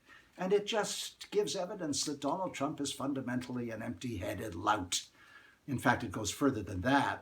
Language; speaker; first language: English; native; English